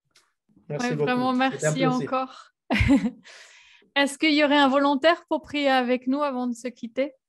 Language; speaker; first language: French; native; French